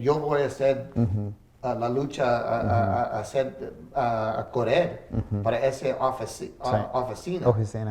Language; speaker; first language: Spanish; early bilingual, heritage; English